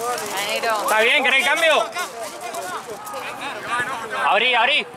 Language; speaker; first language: Spanish; native; Spanish